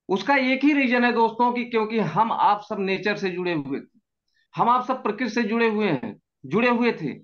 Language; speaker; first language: Hindi; native; Hindi